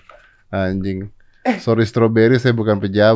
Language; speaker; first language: Indonesian; native; Indonesian